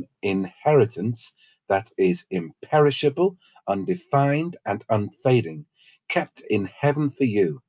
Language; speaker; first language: English; native; English